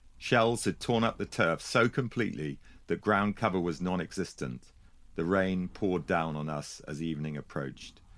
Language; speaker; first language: English; native; English